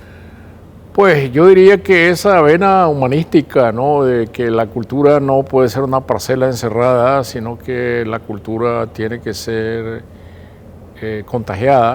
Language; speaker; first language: Spanish; native; Spanish